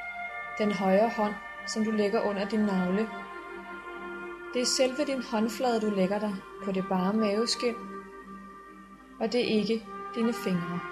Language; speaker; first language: Danish; native; Danish